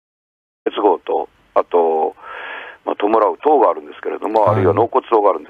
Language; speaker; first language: Japanese; native; Japanese